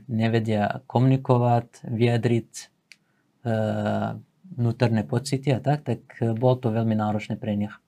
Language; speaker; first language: Slovak; non-native, fluent; Assyrian Neo-Aramaic